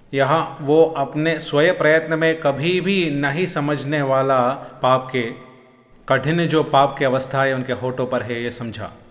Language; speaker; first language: Hindi; non-native, local second language; Malayalam